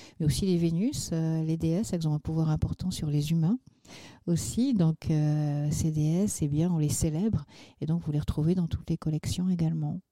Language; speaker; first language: French; native; French